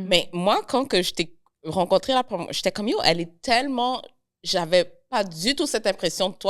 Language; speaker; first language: French; native; French